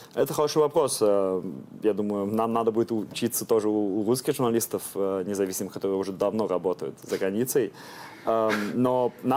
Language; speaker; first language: Russian; early bilingual, heritage; Russian